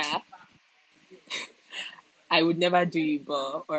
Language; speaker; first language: English; non-native, local second language; Igbo